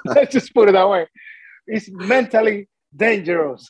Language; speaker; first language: English; non-native, fluent; Spanish